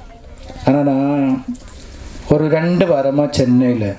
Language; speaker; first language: Tamil; non-native, local second language; Malayalam